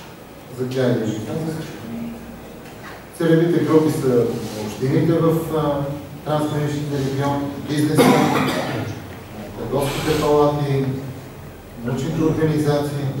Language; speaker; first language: Bulgarian; native; Bulgarian